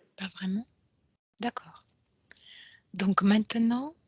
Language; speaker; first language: French; non-native, fluent; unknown